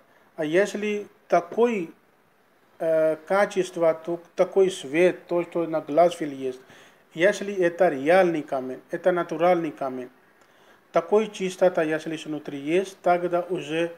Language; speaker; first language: Russian; non-native, learner; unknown